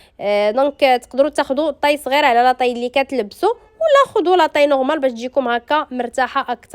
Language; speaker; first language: Arabic; native; Arabic